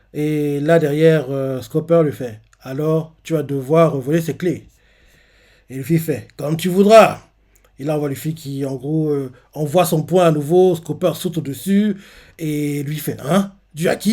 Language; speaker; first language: French; native; French